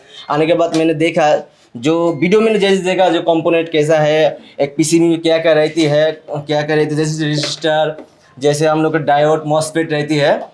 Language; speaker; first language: Hindi; non-native, learner; Bangla